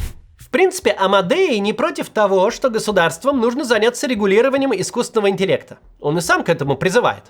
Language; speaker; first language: Russian; native; Russian